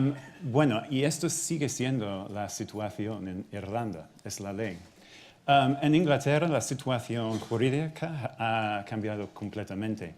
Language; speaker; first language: Spanish; non-native, fluent; English